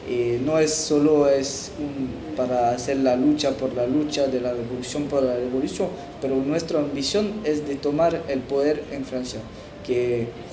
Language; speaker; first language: Spanish; non-native, fluent; French